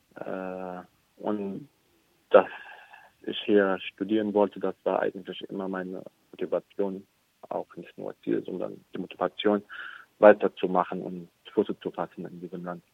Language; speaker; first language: German; non-native, fluent; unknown